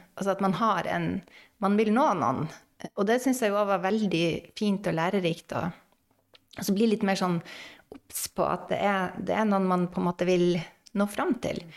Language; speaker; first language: Norwegian; native; Norwegian